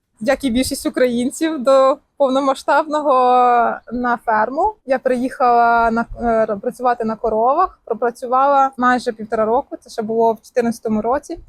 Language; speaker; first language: Ukrainian; native; Ukrainian